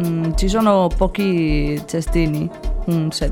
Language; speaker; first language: Italian; non-native, learner; Spanish